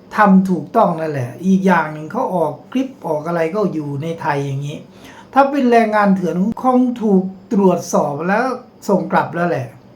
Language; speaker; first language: Thai; native; Thai